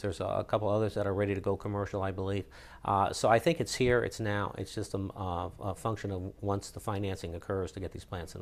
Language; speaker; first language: English; native; English